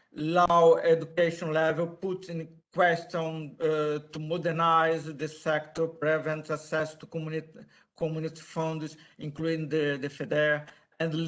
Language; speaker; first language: English; non-native, learner; Portuguese